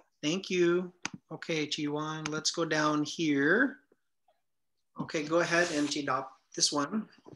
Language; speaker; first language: English; native; English